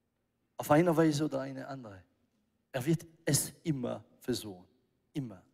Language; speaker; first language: German; non-native, fluent; French